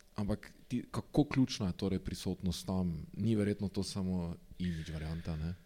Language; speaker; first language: Slovenian; native; Slovenian